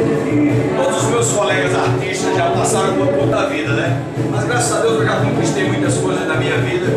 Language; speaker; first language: Portuguese; native; Portuguese